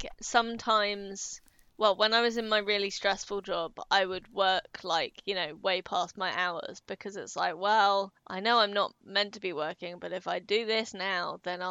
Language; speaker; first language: English; native; English